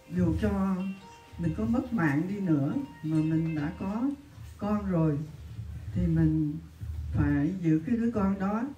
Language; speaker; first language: Vietnamese; early bilingual, heritage; Vietnamese